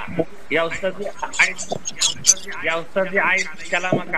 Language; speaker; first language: Arabic; non-native, learner; Bangla